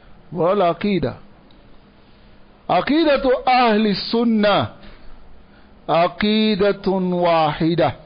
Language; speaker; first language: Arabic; non-native, fluent; Dyula